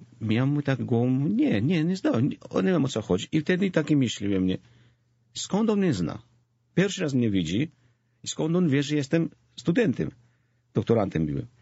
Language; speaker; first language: Polish; non-native, fluent; Georgian